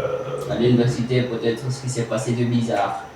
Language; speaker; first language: French; non-native, learner; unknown